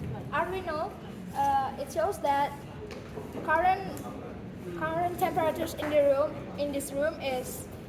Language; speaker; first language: English; non-native, learner; Indonesian